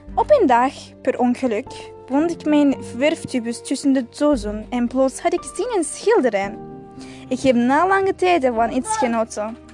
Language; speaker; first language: Dutch; non-native, learner; Turkish